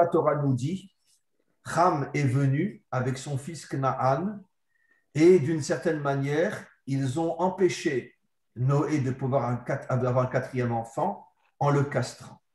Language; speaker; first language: French; native; French